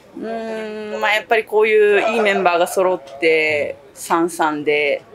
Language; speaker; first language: Japanese; native; Japanese